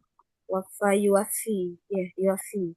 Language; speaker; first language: Arabic; non-native, learner; Indonesian